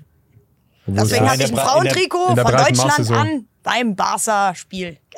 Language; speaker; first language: German; native; German